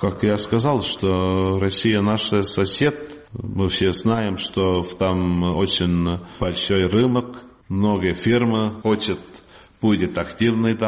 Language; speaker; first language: Russian; non-native, learner; Estonian